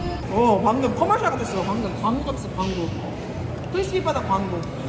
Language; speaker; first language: Korean; native; Korean